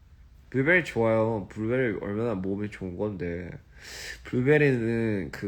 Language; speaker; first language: Korean; early bilingual, heritage; English